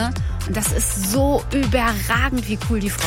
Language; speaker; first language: German; native; German